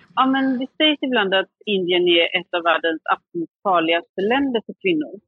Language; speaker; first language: Swedish; native; Swedish